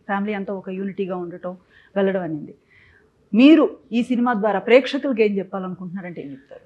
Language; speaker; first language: Telugu; native; Telugu